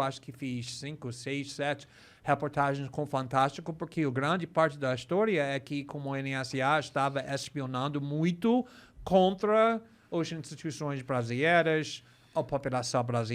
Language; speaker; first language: Portuguese; non-native, fluent; English